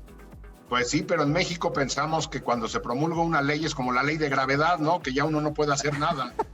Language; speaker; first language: Spanish; native; Spanish